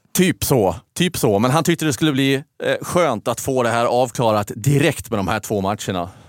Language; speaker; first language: Swedish; native; Swedish